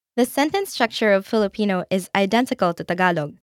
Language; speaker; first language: English; non-native, local second language; Filipino